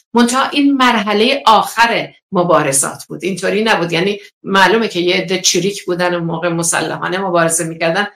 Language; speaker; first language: Persian; non-native, local second language; Azerbaijani